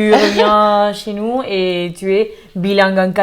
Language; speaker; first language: French; non-native, fluent; Spanish